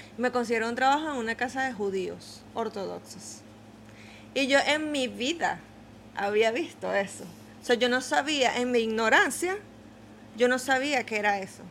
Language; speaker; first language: Spanish; native; Spanish